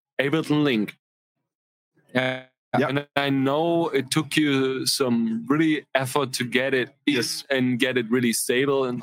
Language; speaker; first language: English; non-native, fluent; German